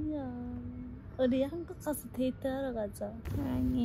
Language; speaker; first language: Korean; native; Korean